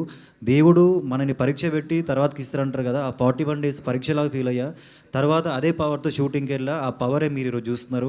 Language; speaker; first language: Telugu; native; Telugu